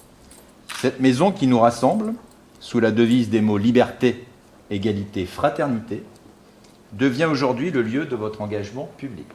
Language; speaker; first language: French; native; French